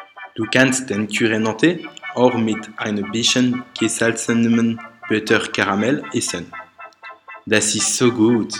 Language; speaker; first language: German; non-native, learner; French